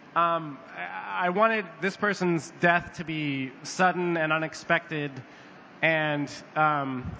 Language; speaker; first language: English; native; English